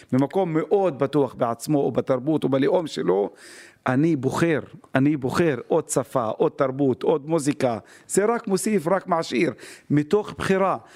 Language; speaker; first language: Hebrew; non-native, local second language; Arabic